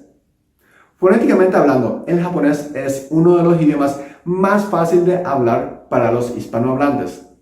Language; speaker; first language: Spanish; non-native, local second language; Japanese